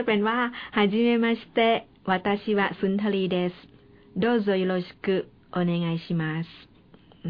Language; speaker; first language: Japanese; non-native, fluent; Thai